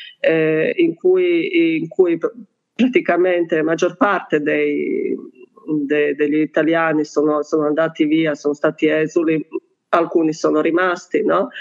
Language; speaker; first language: Italian; non-native, fluent; Bosnian